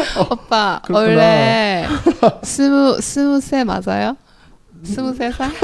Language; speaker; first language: Korean; non-native, fluent; Chinese